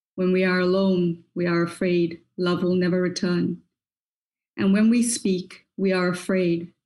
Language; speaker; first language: English; native; English